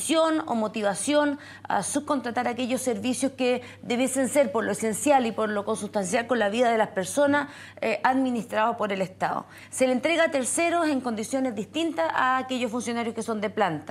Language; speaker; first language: Spanish; native; Spanish